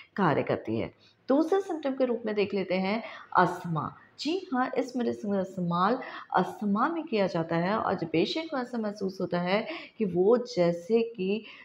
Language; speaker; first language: Hindi; non-native, local second language; Marathi